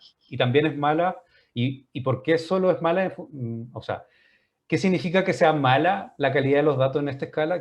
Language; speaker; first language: Spanish; native; Spanish